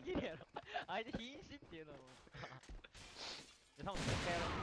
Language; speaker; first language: Japanese; native; Japanese